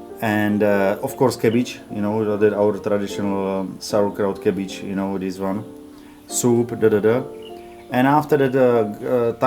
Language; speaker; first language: English; non-native, fluent; Czech